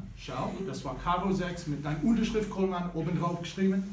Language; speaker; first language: German; non-native, fluent; English